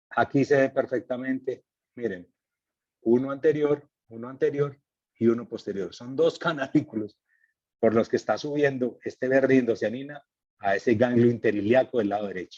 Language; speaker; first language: Spanish; native; Spanish